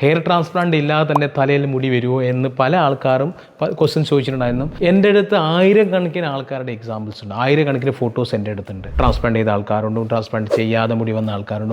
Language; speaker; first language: Malayalam; native; Malayalam